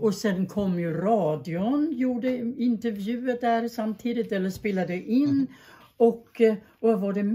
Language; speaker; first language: Swedish; early bilingual, other home language; German